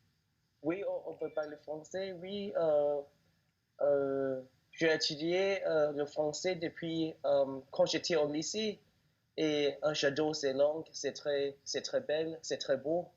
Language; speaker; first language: French; non-native, learner; Thai